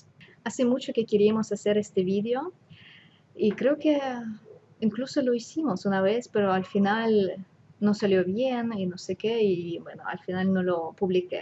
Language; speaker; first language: Spanish; non-native, fluent; Russian